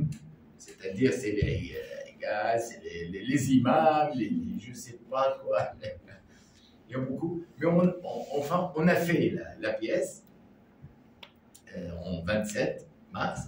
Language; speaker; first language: French; non-native, learner; Arabic